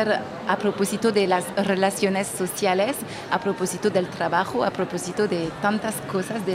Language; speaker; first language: Spanish; non-native, fluent; French